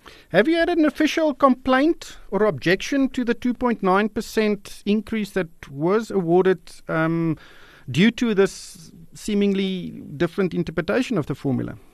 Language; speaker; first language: English; non-native, local second language; Afrikaans